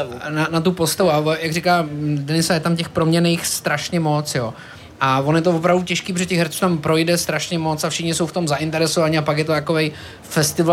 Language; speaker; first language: Czech; native; Czech